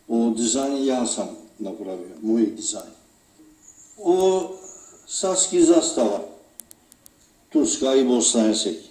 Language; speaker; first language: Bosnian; early bilingual, heritage; Turkish